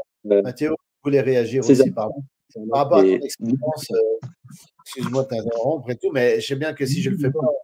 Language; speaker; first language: French; native; French